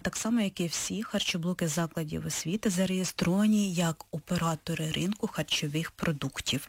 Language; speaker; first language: Ukrainian; native; Ukrainian